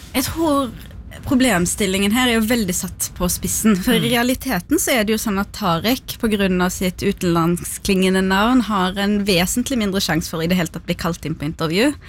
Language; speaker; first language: Norwegian; early bilingual, other home language; Arabic